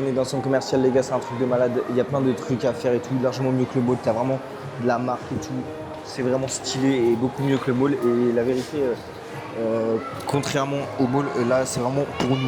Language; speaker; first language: French; native; French